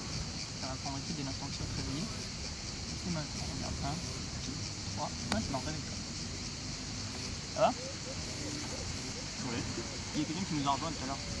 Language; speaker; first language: French; native; French